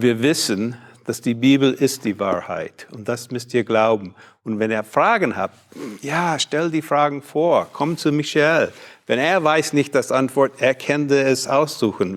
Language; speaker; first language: German; non-native, fluent; English